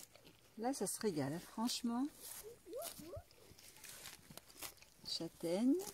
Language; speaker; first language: French; native; French